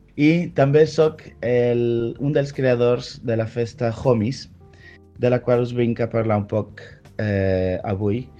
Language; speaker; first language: Catalan; non-native, local second language; Spanish